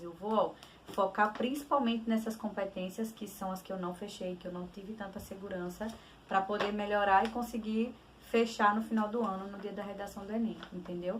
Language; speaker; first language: Portuguese; native; Portuguese